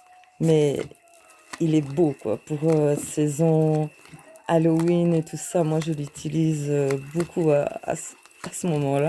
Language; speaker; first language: French; native; French